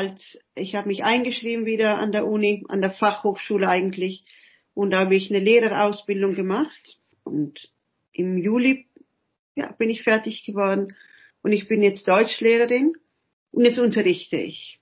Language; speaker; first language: German; early bilingual, other home language; Italian